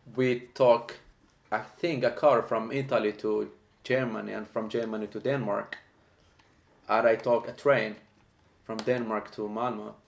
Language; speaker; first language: English; non-native, fluent; Arabic